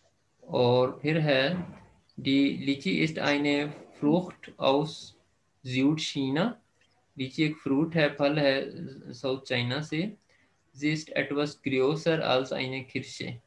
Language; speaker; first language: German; non-native, fluent; Urdu